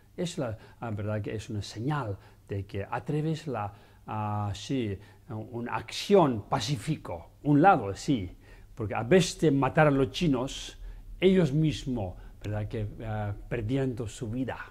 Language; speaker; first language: Spanish; non-native, learner; Chinese